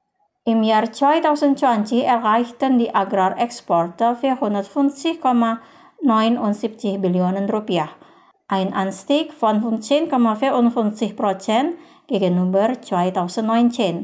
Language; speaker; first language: German; non-native, fluent; Indonesian